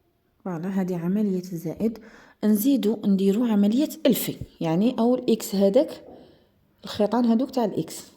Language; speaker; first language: Arabic; native; Arabic